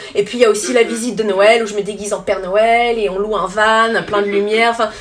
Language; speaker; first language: French; native; French